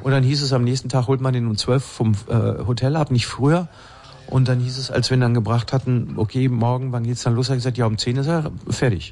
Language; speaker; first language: German; native; German